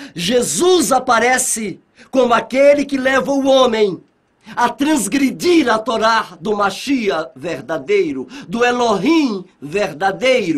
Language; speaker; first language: Portuguese; native; Portuguese